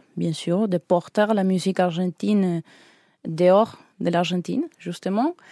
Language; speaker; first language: French; non-native, learner; Spanish